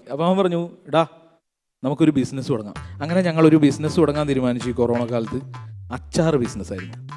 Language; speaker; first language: Malayalam; native; Malayalam